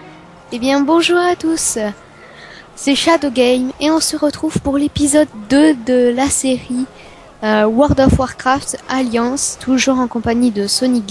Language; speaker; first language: French; native; French